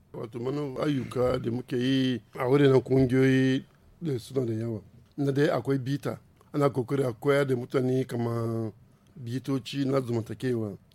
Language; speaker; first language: Hausa; non-native, local second language; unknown